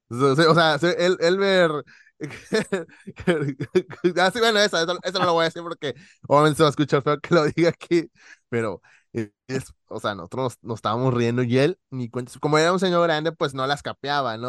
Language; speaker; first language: Spanish; native; Spanish